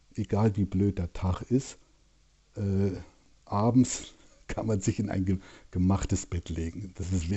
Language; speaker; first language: German; native; German